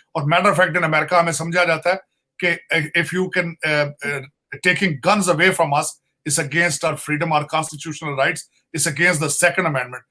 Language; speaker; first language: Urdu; non-native, local second language; Punjabi